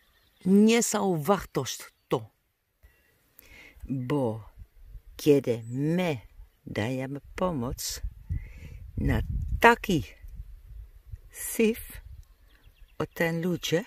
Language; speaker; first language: Polish; non-native, learner; Dutch